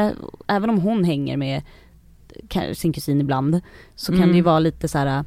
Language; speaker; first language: Swedish; native; Swedish